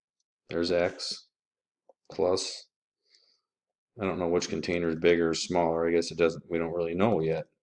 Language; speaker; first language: English; native; English